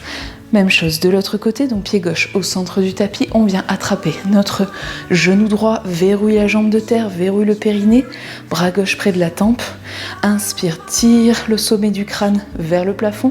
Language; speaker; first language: French; native; French